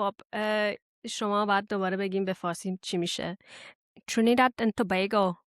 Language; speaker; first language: Persian; early bilingual, heritage; Persian